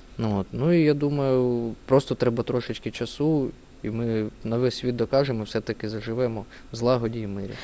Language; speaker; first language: Ukrainian; non-native, local second language; Russian